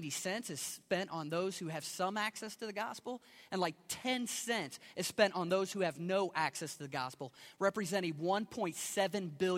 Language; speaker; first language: English; native; English